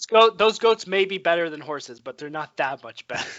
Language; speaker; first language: English; native; English